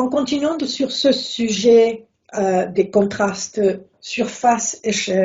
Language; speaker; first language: French; non-native, fluent; Spanish